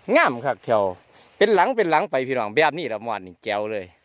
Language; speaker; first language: Thai; native; Thai